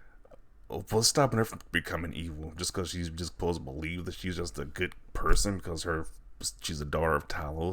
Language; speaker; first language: English; native; English